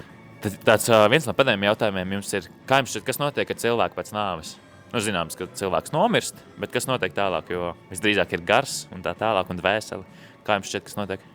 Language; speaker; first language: Latvian; native; Latvian